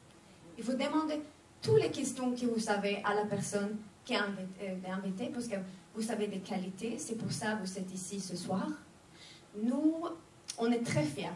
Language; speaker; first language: French; non-native, fluent; Swedish